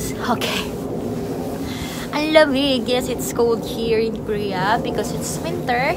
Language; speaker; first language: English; non-native, local second language; Filipino